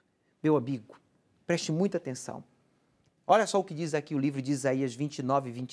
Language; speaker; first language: Portuguese; native; Portuguese